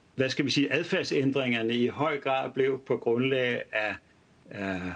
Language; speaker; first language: Danish; native; Danish